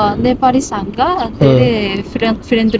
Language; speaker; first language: Nepali; non-native, learner; Japanese